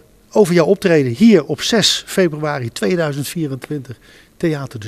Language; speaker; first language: Dutch; native; Dutch